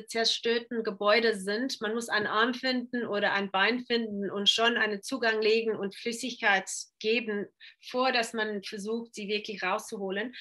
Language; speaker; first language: German; non-native, fluent; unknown